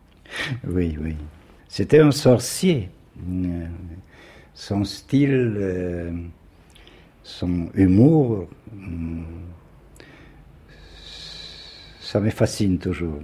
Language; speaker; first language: French; non-native, fluent; Polish